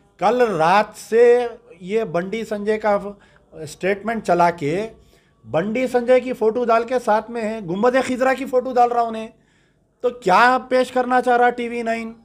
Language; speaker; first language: Hindi; native; Hindi